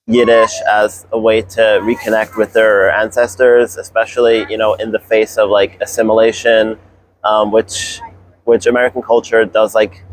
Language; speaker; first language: English; native; English